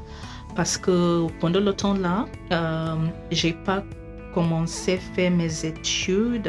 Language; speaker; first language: French; non-native, fluent; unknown